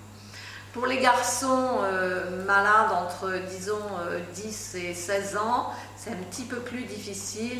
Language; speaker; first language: French; native; French